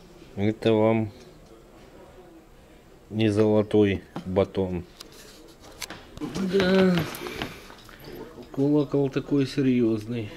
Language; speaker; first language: Russian; native; Russian